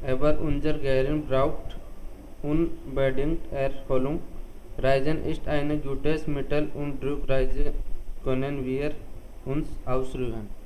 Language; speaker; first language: German; non-native, learner; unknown